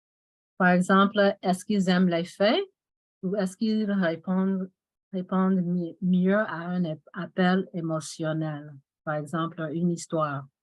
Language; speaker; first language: French; non-native, fluent; English